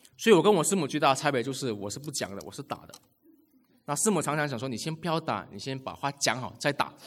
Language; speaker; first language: Chinese; native; Chinese